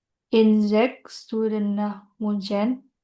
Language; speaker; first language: German; non-native, learner; Indonesian